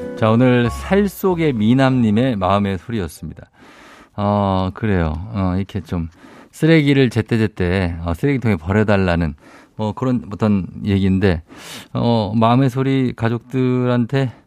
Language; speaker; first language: Korean; native; Korean